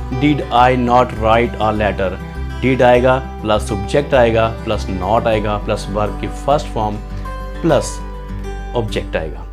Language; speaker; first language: Hindi; native; Hindi